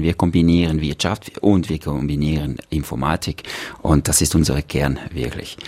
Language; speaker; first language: German; non-native, local second language; French